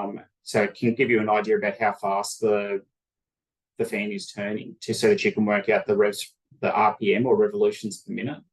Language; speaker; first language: English; native; English